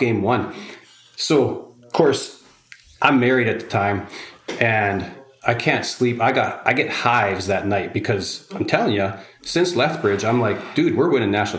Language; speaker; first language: English; native; English